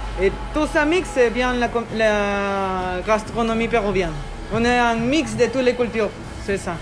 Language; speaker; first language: French; non-native, learner; Spanish